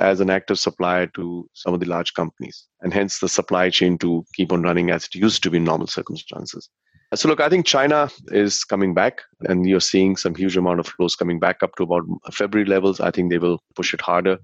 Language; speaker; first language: English; non-native, local second language; Hindi